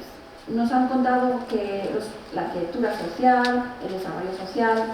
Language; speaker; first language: Spanish; native; Spanish